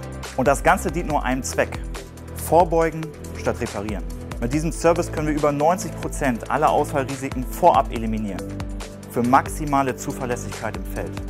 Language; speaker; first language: German; native; German